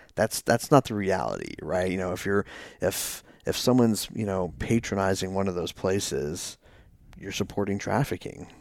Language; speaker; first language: English; native; English